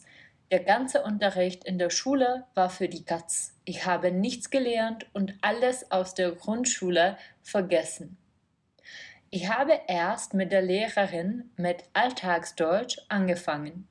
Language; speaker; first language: German; non-native, fluent; Czech